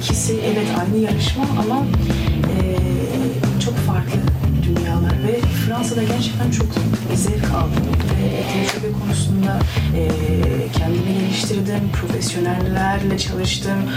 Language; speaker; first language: Turkish; early bilingual, heritage; Turkish